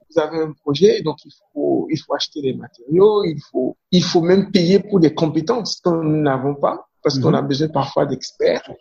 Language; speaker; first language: French; non-native, local second language; Fon